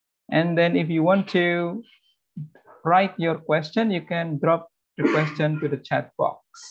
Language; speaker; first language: English; non-native, fluent; Indonesian